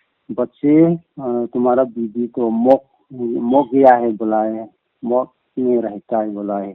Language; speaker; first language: Hindi; non-native, local second language; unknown